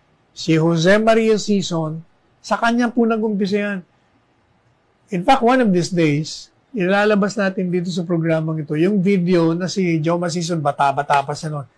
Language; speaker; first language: Filipino; native; Filipino